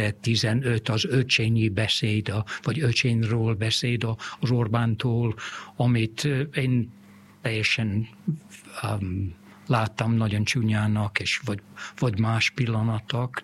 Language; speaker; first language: Hungarian; non-native, fluent; English